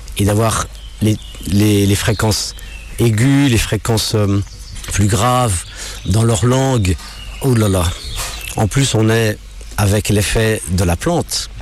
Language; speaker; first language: French; non-native, local second language; English